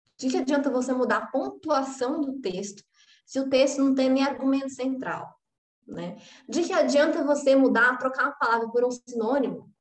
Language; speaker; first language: Portuguese; native; Portuguese